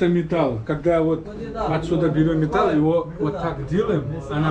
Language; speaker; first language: Russian; non-native, learner; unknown